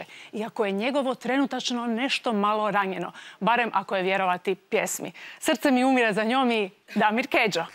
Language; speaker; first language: Croatian; native; Croatian